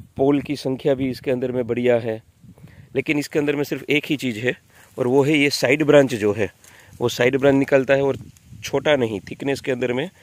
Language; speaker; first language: Hindi; non-native, local second language; Gujarati